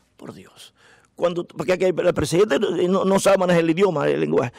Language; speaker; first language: Spanish; native; Spanish